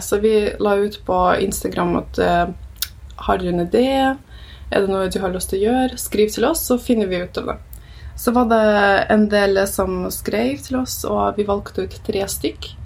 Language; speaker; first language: Norwegian; early bilingual, other home language; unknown